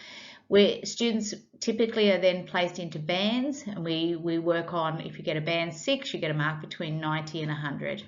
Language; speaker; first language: English; native; English